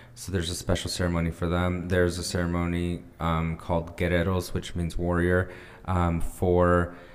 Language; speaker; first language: English; early bilingual, other home language; Spanish